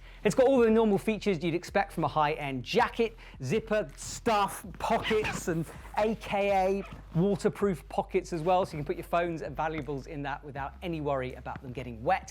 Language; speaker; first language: English; native; English